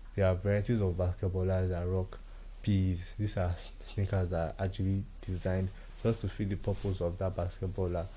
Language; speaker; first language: English; non-native, local second language; Yoruba